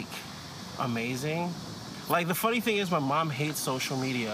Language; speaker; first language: English; early bilingual, other home language; Spanish